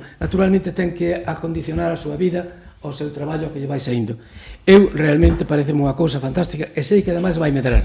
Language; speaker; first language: Galician; native; Galician